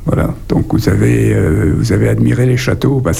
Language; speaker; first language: French; native; French